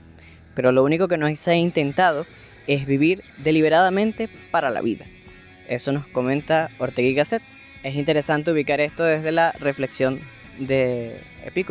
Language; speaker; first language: Spanish; native; Spanish